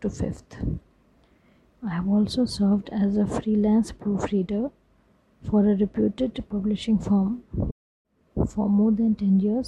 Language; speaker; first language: English; non-native, local second language; Hindi